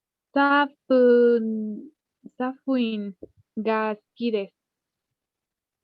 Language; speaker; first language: Japanese; non-native, learner; Spanish